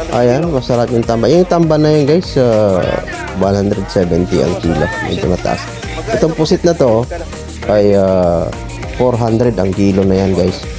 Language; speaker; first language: Filipino; non-native, local second language; Cebuano